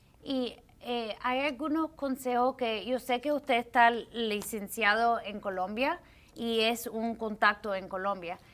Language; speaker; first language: Spanish; early bilingual, heritage; Spanish